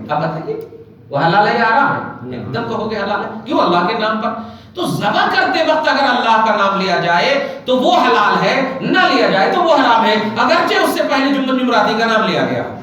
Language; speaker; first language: Urdu; native; Urdu